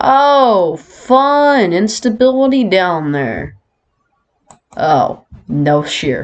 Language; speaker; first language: English; native; English